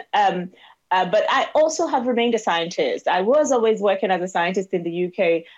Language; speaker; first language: English; non-native, local second language; Igbo